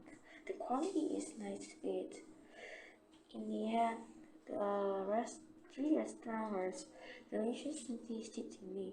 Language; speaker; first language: English; non-native, learner; Korean